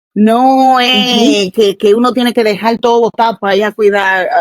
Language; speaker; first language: Spanish; early bilingual, heritage; Spanish